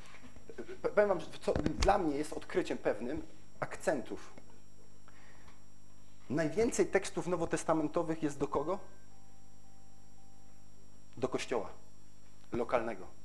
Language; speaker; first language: Polish; native; Polish